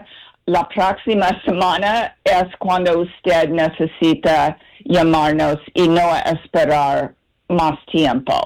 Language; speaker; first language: Spanish; non-native, learner; English